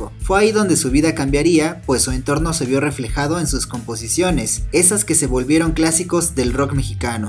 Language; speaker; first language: Spanish; native; Spanish